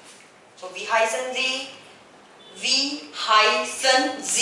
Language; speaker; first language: German; non-native, fluent; Hindi